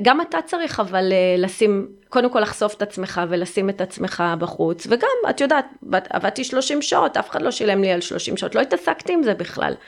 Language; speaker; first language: Hebrew; early bilingual, heritage; Hebrew